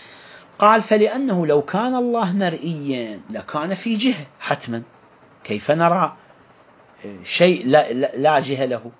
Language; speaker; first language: Arabic; native; Arabic